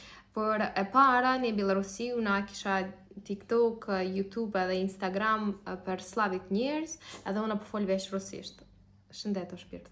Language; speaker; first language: Albanian; non-native, learner; Russian